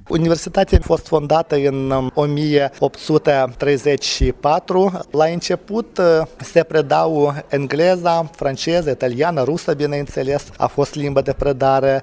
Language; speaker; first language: Romanian; non-native, fluent; Ukrainian